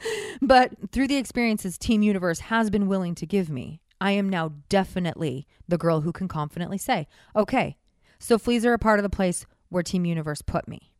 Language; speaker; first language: English; native; English